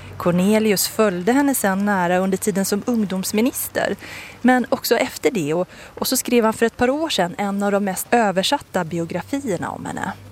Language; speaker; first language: Swedish; native; Swedish